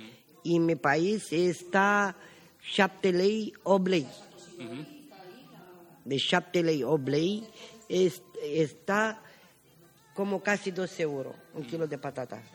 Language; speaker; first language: Spanish; non-native, learner; Romany